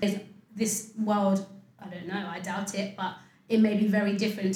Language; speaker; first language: English; native; English